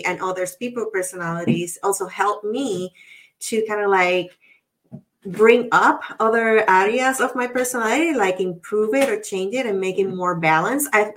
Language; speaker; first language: English; non-native, fluent; Spanish